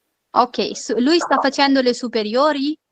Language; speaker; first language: Italian; non-native, fluent; Urdu